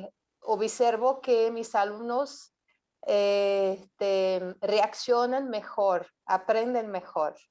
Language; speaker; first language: Spanish; non-native, fluent; Portuguese